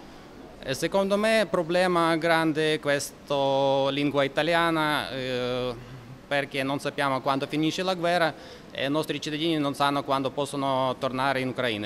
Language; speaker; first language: Italian; non-native, fluent; Ukrainian